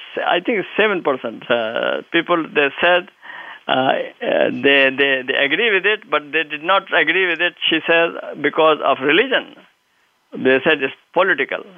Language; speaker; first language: English; non-native, local second language; Urdu